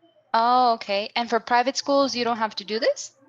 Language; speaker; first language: English; non-native, fluent; Spanish